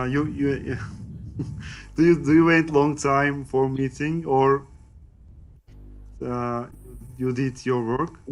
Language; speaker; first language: English; non-native, learner; Turkish